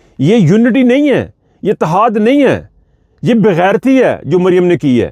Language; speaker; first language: Urdu; non-native, local second language; Punjabi